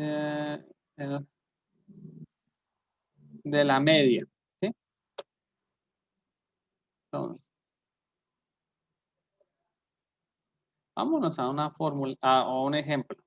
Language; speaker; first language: Spanish; native; Spanish